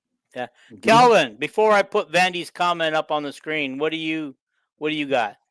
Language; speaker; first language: English; native; English